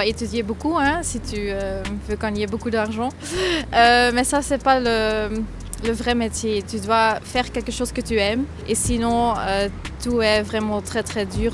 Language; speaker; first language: French; non-native, local second language; Dutch